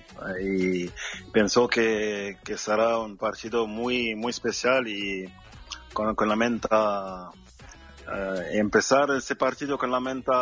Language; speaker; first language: Spanish; non-native, fluent; French